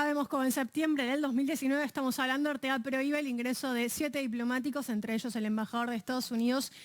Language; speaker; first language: Spanish; native; Spanish